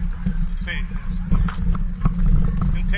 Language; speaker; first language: Portuguese; non-native, learner; English